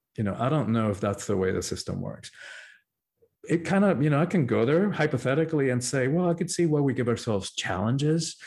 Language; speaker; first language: English; early bilingual, other home language; Spanish